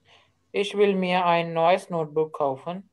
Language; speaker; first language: German; non-native, learner; Urdu